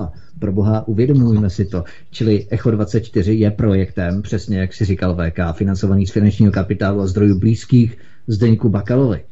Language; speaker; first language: Czech; native; Czech